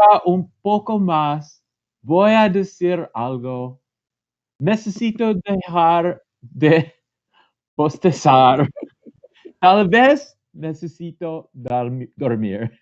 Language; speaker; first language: Spanish; non-native, learner; English